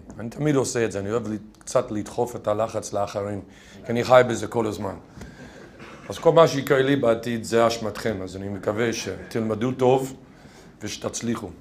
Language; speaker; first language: Hebrew; non-native, fluent; English